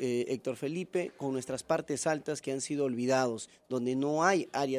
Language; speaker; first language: Spanish; native; Spanish